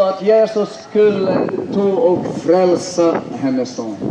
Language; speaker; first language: Swedish; non-native, fluent; Finnish